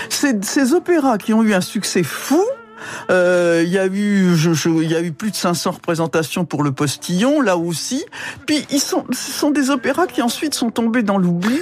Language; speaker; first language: French; native; French